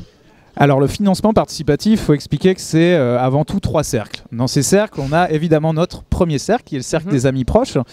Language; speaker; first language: French; native; French